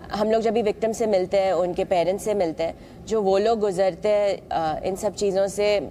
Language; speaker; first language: Hindi; non-native, local second language; Malayalam